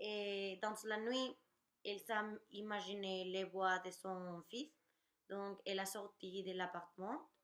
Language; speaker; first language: French; non-native, learner; Spanish